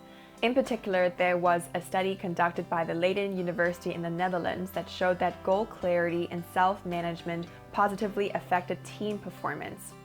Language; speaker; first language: English; early bilingual, other home language; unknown